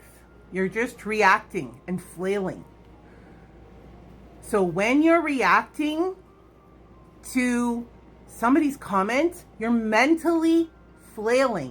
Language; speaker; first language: English; native; English